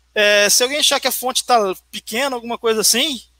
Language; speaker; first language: Portuguese; native; Portuguese